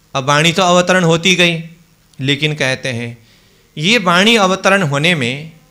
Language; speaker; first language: Hindi; native; Hindi